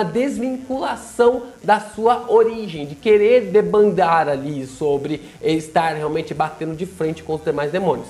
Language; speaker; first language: Portuguese; native; Portuguese